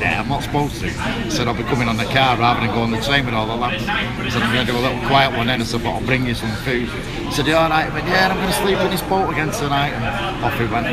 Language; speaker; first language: English; native; English